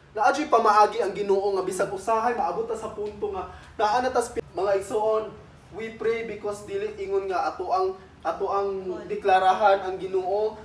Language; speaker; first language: Cebuano; native; Cebuano